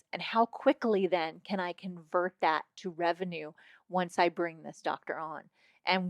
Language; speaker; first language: English; native; English